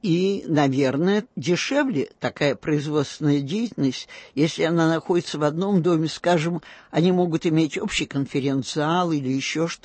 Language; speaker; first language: Russian; native; Russian